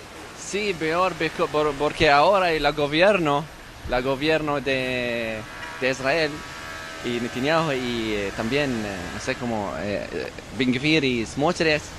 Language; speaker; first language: Spanish; non-native, learner; Arabic